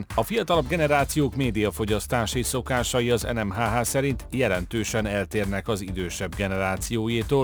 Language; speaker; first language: Hungarian; native; Hungarian